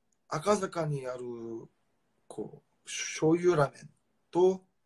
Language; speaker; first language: Japanese; non-native, fluent; Korean